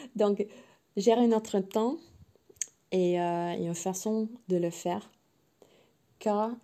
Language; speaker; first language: French; non-native, fluent; English